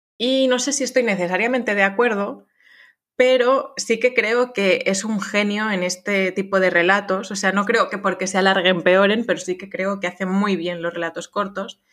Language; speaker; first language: Spanish; non-native, fluent; French